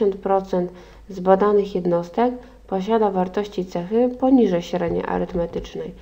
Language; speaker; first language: Polish; native; Polish